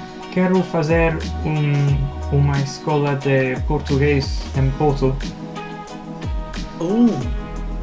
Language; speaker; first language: Portuguese; non-native, learner; English